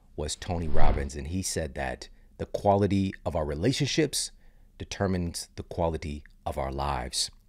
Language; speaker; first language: English; native; English